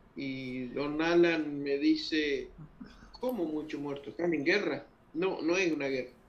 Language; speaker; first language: Spanish; early bilingual, other home language; Guarani